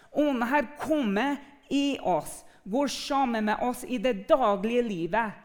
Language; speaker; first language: Norwegian; non-native, fluent; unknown